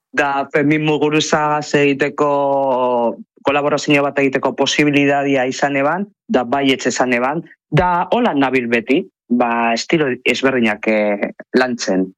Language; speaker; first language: Basque; non-native, local second language; Spanish